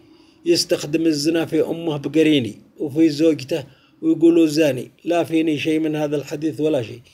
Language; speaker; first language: Arabic; native; Arabic